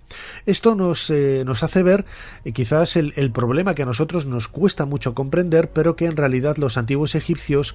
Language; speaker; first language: Spanish; native; Spanish